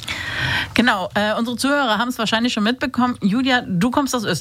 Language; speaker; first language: German; native; German